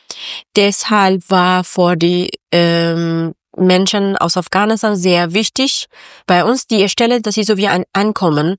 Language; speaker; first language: German; non-native, learner; Persian